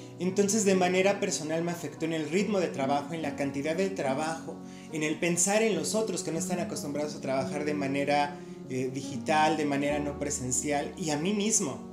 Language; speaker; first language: Spanish; native; Spanish